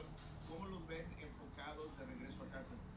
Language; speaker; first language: Spanish; native; Spanish